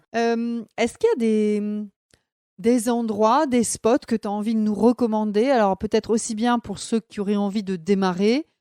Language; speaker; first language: French; native; French